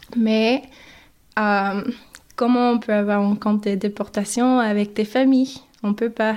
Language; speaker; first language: French; non-native, fluent; English